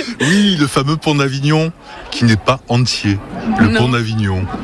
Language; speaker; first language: French; native; French